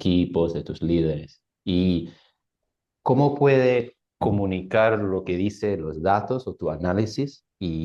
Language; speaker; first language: Spanish; non-native, fluent; English